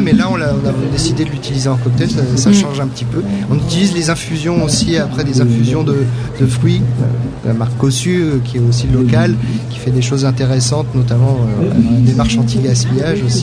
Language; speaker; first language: French; native; French